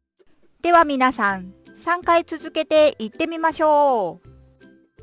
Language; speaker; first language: Japanese; non-native, fluent; Korean